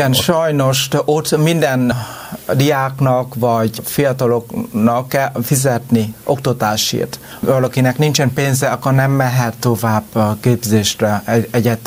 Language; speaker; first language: Hungarian; non-native, learner; Vietnamese